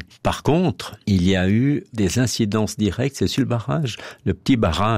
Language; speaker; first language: French; native; French